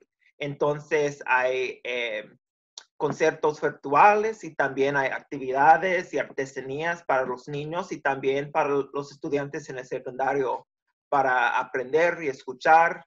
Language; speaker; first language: Spanish; early bilingual, heritage; Spanish